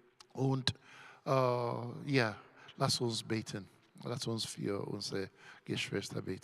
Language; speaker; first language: German; non-native, learner; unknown